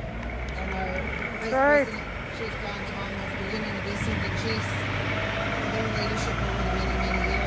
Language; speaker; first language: English; native; English